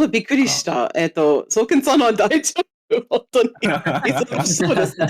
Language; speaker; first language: Japanese; non-native, fluent; English